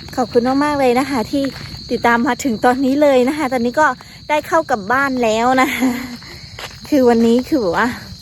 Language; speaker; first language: Thai; non-native, local second language; Shan